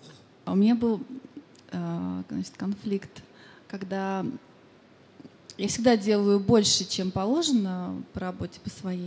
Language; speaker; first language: Russian; native; Russian